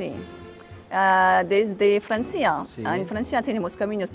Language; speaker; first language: Spanish; non-native, learner; French